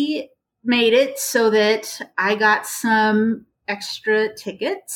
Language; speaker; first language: English; native; English